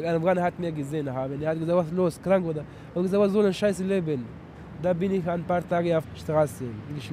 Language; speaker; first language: German; non-native, learner; Pashto